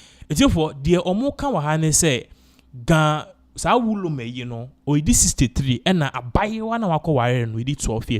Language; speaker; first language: English; non-native, local second language; Akan